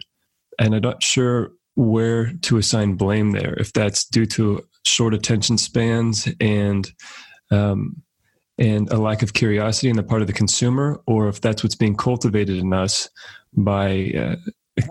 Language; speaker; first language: English; native; English